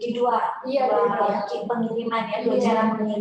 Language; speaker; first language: Indonesian; native; Indonesian